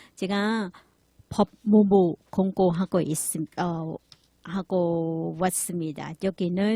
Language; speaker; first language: Korean; non-native, learner; Thai